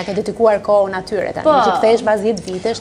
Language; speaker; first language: Albanian; native; Albanian